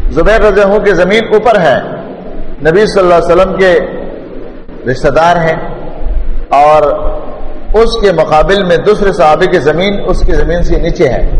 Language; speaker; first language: Urdu; non-native, local second language; Pashto